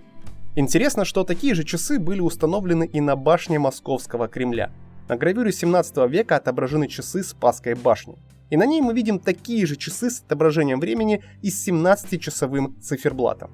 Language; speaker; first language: Russian; native; Russian